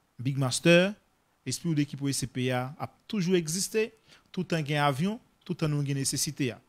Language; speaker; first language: French; non-native, local second language; Haitian Creole